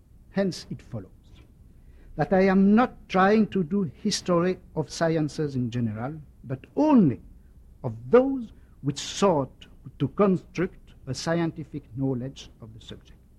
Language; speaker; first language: English; non-native, fluent; French